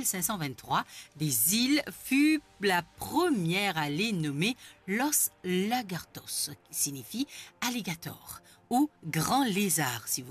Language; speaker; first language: French; non-native, local second language; Morisyen